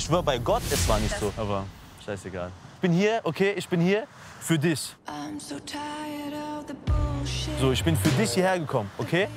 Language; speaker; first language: German; native; German